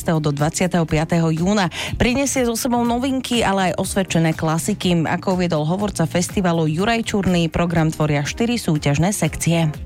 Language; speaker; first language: Slovak; native; Slovak